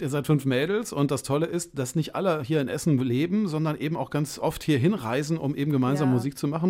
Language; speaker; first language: German; native; German